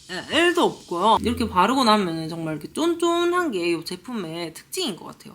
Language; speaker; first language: Korean; native; Korean